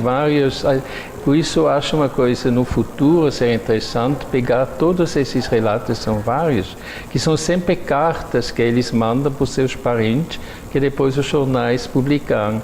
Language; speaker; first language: Portuguese; non-native, fluent; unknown